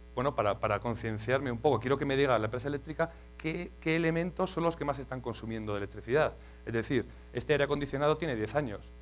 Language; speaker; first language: Spanish; native; Spanish